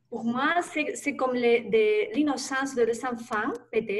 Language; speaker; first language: French; non-native, learner; Spanish